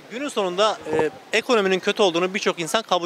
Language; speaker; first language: Turkish; native; Turkish